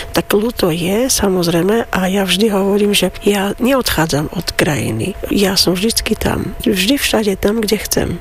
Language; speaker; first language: Slovak; non-native, fluent; Armenian